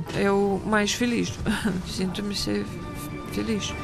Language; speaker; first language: Portuguese; non-native, learner; Russian